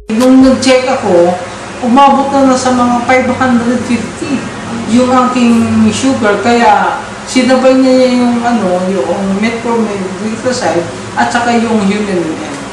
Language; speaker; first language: Filipino; non-native, local second language; Cebuano